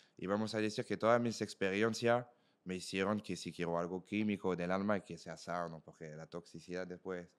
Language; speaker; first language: Spanish; non-native, fluent; French